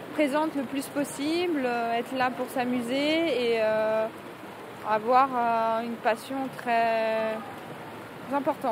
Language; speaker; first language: French; native; French